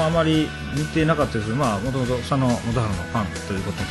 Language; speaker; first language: Japanese; native; Japanese